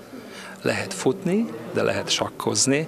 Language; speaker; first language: Hungarian; non-native, fluent; Polish